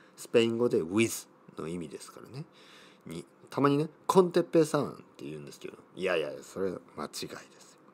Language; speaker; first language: Japanese; native; Japanese